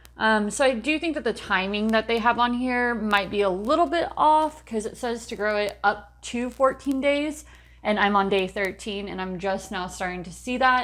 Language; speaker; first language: English; native; English